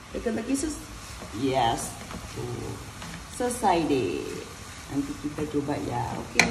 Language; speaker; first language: Indonesian; native; Indonesian